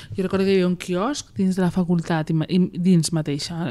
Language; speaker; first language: Catalan; native; Catalan